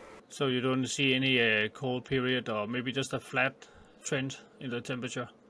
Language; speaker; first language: English; non-native, fluent; Danish